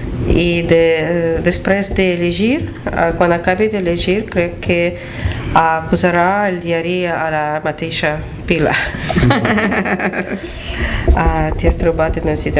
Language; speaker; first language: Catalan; non-native, learner; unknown